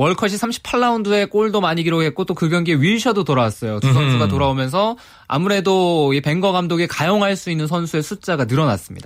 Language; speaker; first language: Korean; native; Korean